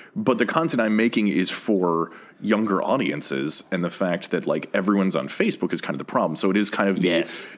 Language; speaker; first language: English; native; English